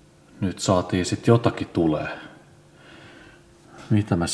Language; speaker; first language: Finnish; native; Finnish